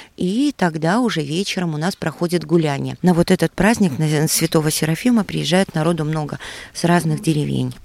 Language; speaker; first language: Russian; native; Russian